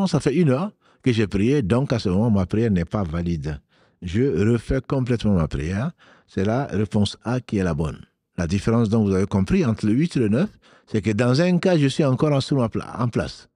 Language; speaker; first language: French; native; French